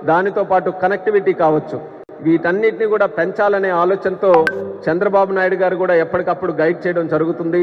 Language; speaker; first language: Telugu; native; Telugu